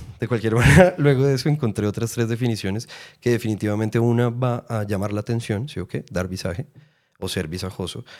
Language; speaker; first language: Spanish; native; Spanish